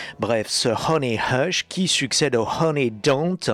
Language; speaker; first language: French; native; French